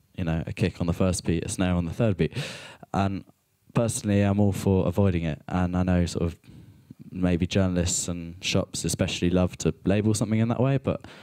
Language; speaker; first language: English; native; English